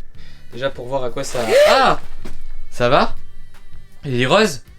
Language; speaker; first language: French; native; French